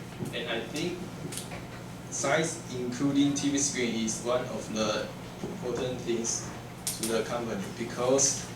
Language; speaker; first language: English; non-native, learner; Chinese